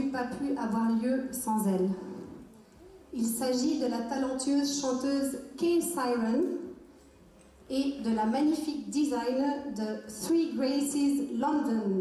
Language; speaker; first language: French; native; French